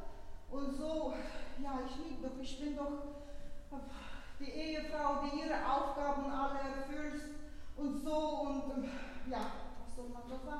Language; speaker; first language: German; non-native, fluent; Russian